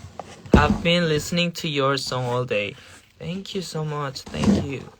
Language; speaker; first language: English; non-native, learner; Korean